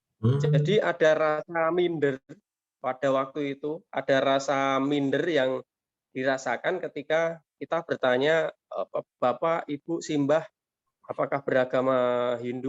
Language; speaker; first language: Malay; non-native, local second language; Javanese